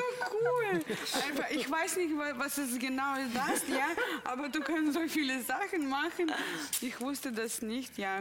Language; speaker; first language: German; non-native, fluent; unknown